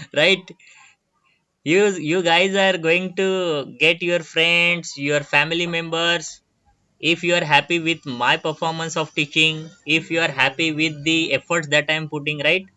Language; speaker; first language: English; non-native, local second language; Marathi